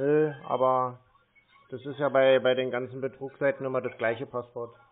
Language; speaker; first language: German; native; German